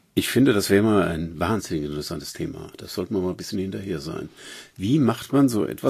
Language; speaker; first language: German; native; German